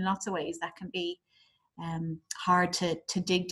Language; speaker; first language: English; native; English